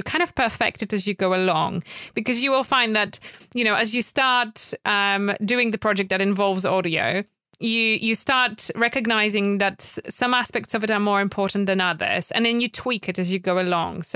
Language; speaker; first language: English; non-native, fluent; Polish